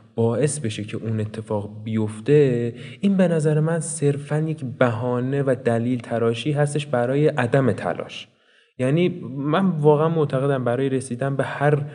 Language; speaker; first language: Persian; native; Persian